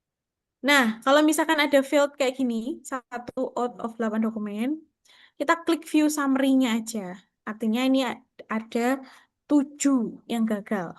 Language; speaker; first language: Indonesian; native; Indonesian